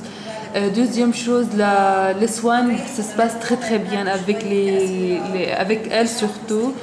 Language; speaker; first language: French; non-native, learner; Arabic